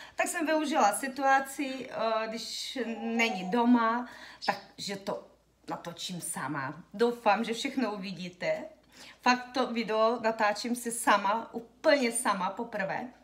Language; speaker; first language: Czech; early bilingual, heritage; Russian